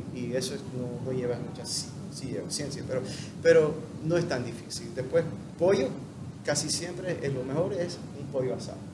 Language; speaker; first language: Spanish; non-native, fluent; English